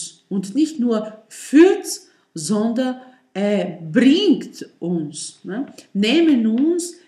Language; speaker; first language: German; non-native, learner; Portuguese